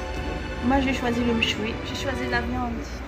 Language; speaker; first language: French; early bilingual, other home language; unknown